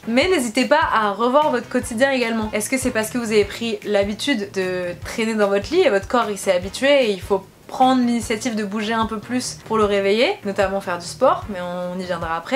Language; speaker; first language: French; native; French